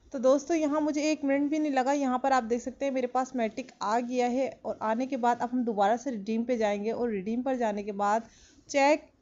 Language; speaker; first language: Urdu; non-native, local second language; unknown